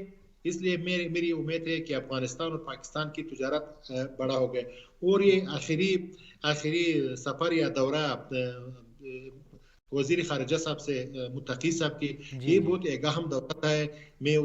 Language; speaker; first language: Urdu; non-native, learner; Pashto